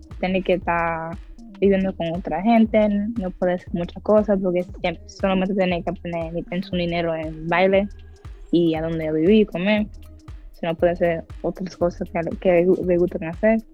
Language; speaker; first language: Spanish; early bilingual, heritage; English